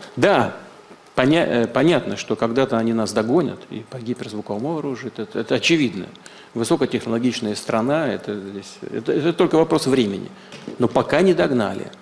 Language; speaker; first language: Russian; native; Russian